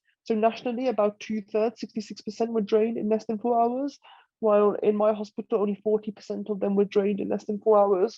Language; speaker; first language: English; native; English